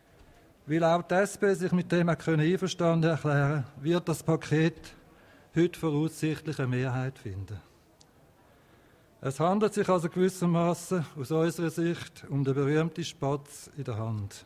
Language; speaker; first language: German; native; German